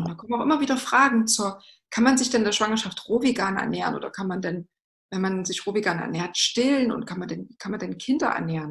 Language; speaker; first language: German; native; German